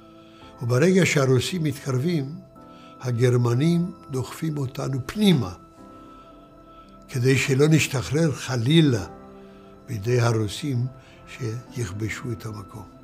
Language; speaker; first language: Hebrew; early bilingual, other home language; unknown